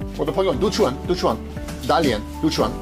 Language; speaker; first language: Chinese; non-native, learner; English